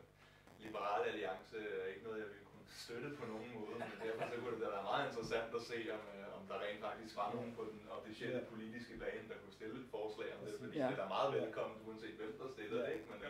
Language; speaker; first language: Danish; native; Danish